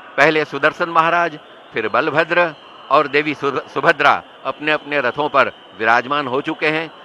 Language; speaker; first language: Hindi; non-native, local second language; Odia